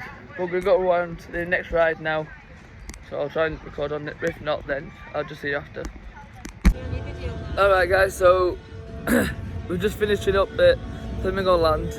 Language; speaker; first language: English; native; English